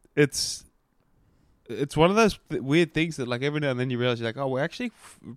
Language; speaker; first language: English; native; English